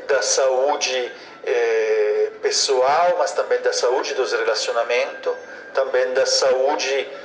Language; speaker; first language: Portuguese; non-native, fluent; Italian